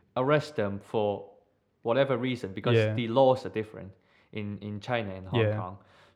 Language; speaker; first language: English; non-native, local second language; Cantonese